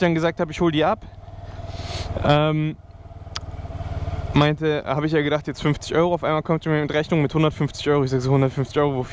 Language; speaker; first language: German; native; German